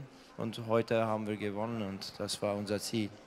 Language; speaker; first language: German; non-native, learner; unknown